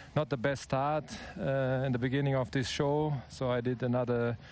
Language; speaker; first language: English; non-native, fluent; German